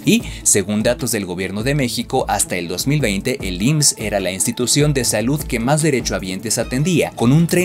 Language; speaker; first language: Spanish; native; Spanish